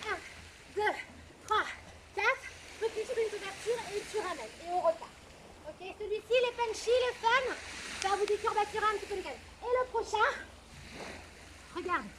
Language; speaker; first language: French; native; French